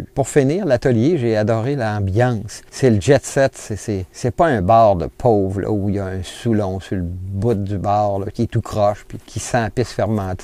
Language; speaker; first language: French; native; French